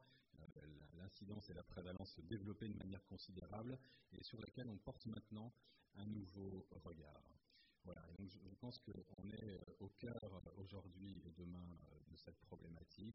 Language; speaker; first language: French; native; French